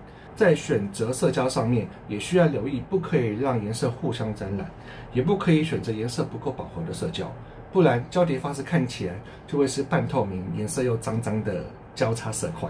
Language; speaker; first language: Chinese; native; Chinese